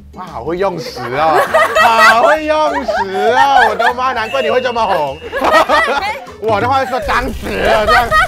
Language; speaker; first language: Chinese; non-native, fluent; Thai